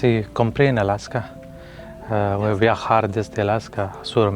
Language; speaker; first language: Spanish; non-native, learner; Urdu